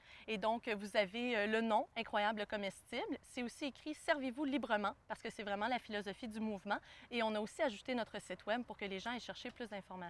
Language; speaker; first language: French; native; French